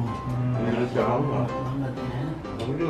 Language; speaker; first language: Indonesian; non-native, fluent; Japanese